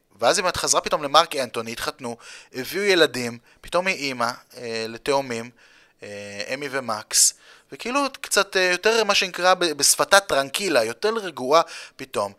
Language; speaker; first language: Hebrew; native; Hebrew